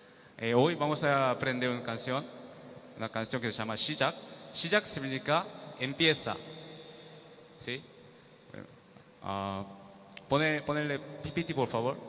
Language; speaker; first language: Spanish; non-native, learner; Korean